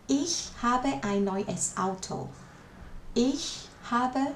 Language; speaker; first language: German; non-native, learner; Thai